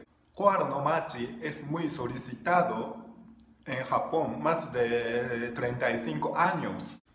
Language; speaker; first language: Spanish; non-native, learner; Japanese